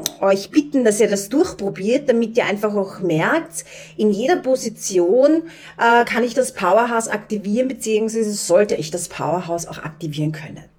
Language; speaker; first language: German; native; German